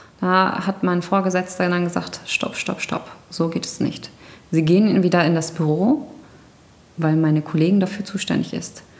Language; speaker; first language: German; early bilingual, other home language; Turkish